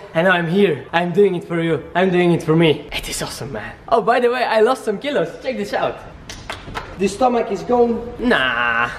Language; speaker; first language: English; non-native, fluent; Bulgarian